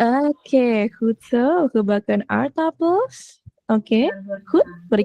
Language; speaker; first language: Dutch; non-native, fluent; Indonesian